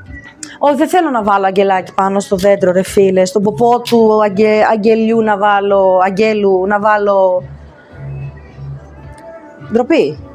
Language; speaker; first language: Greek; native; Greek